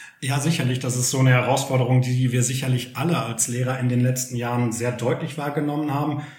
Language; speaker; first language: German; native; German